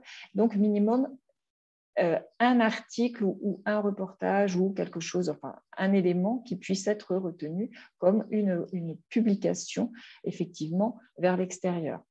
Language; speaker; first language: French; native; French